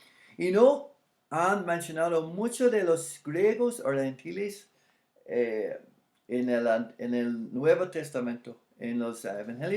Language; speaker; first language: Spanish; non-native, fluent; English